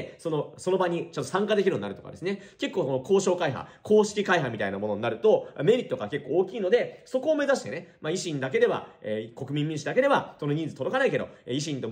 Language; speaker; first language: Japanese; native; Japanese